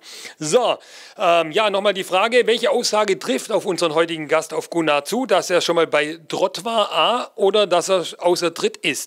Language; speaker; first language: German; native; German